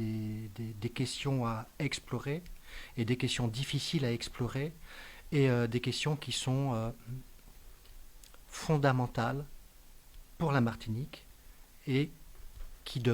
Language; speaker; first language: French; native; French